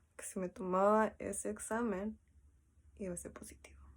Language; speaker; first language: Spanish; early bilingual, heritage; Spanish